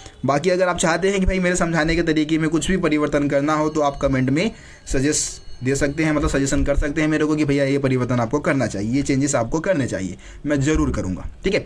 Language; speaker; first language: Hindi; native; Hindi